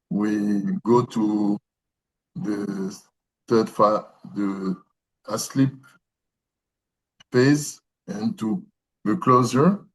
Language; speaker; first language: English; non-native, learner; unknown